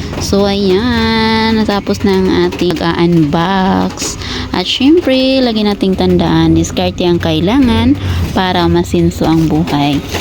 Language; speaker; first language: Filipino; non-native, local second language; Cebuano